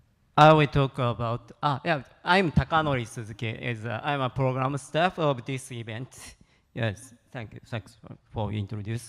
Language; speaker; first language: English; non-native, learner; Japanese